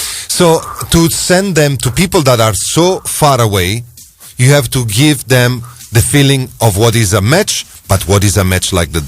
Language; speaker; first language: English; non-native, fluent; Italian